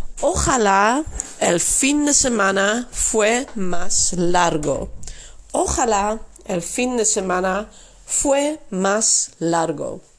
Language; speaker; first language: Spanish; non-native, fluent; Dutch